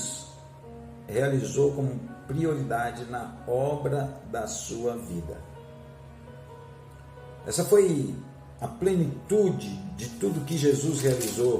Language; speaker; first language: Portuguese; native; Portuguese